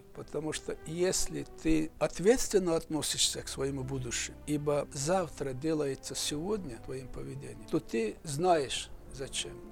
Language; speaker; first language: Russian; non-native, local second language; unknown